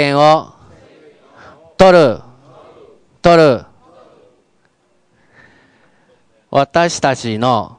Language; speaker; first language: Japanese; non-native, fluent; Chinese